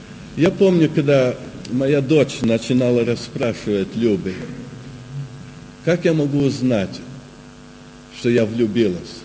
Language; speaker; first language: Russian; early bilingual, heritage; Russian